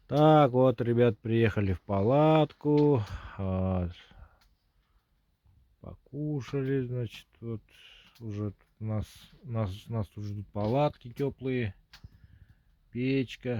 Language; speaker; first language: Russian; native; Russian